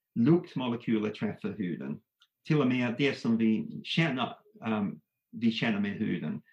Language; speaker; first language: Swedish; non-native, fluent; English